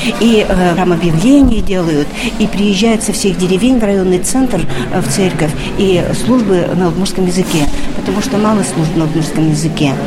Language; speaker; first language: Russian; non-native, local second language; Udmurt